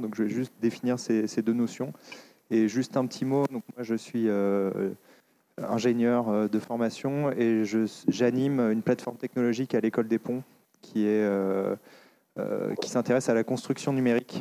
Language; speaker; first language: French; native; French